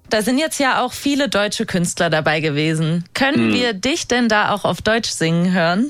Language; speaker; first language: German; native; German